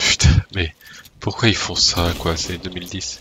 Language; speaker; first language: French; native; French